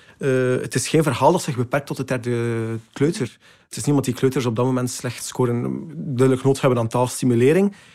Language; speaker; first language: Dutch; native; Dutch